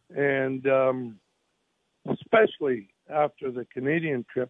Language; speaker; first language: English; native; English